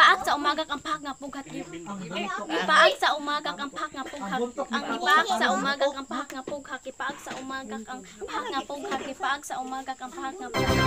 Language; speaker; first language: Cebuano; native; Cebuano